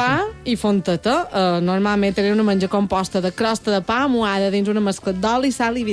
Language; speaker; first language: Catalan; native; Catalan